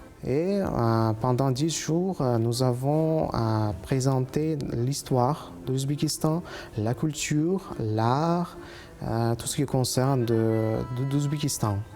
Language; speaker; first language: French; non-native, fluent; Uzbek